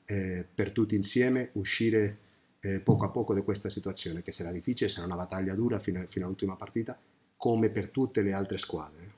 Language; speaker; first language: Italian; non-native, fluent; Spanish